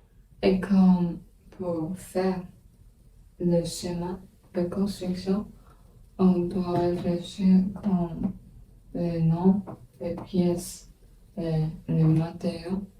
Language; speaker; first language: French; non-native, learner; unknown